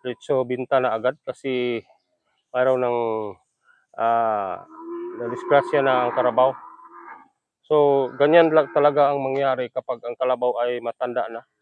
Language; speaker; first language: Filipino; non-native, local second language; Hiligaynon